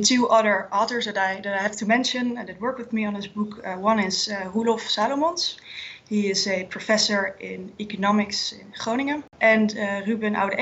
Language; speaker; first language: English; non-native, fluent; Dutch